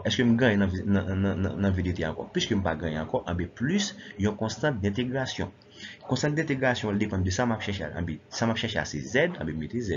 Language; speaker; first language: French; non-native, local second language; Haitian Creole